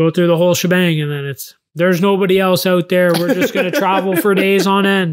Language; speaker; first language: English; native; English